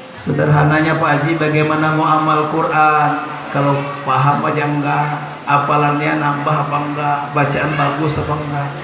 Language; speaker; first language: Indonesian; non-native, local second language; Malay